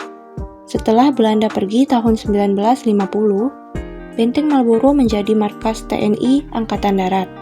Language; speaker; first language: Indonesian; native; Indonesian